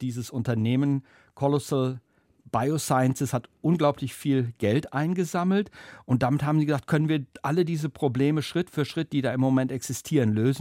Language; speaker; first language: German; native; German